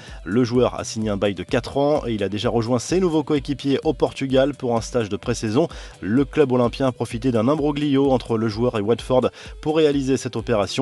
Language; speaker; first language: French; native; French